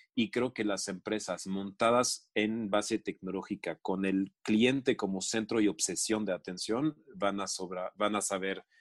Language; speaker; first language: Spanish; non-native, fluent; French